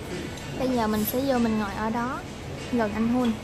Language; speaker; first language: Vietnamese; native; Vietnamese